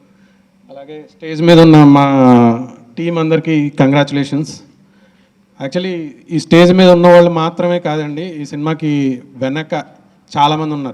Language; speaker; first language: Telugu; native; Telugu